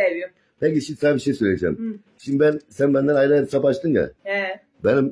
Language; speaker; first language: Turkish; native; Turkish